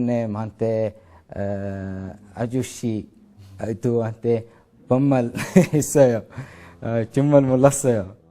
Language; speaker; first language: Korean; non-native, learner; Arabic